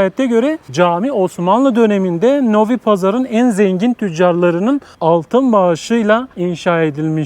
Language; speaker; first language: Turkish; native; Turkish